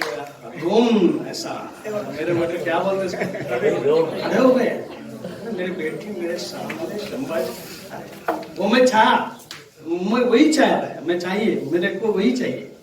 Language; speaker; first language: Hindi; non-native, local second language; Telugu